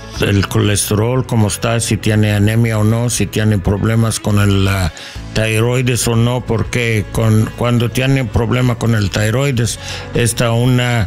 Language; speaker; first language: Spanish; non-native, learner; English